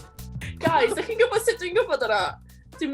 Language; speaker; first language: Welsh; non-native, local second language; English